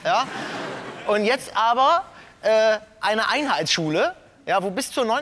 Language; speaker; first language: German; native; German